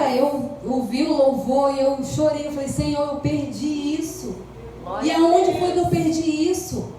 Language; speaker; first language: Portuguese; native; Portuguese